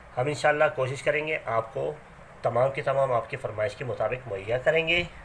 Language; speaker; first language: Urdu; native; Urdu